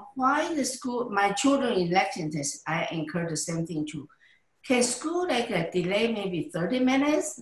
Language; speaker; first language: English; non-native, learner; Chinese